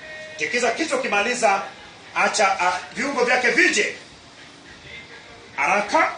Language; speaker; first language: Swahili; non-native, local second language; Luo (Kenya and Tanzania)